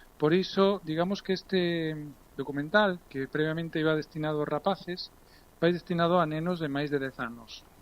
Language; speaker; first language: Galician; early bilingual, heritage; Galician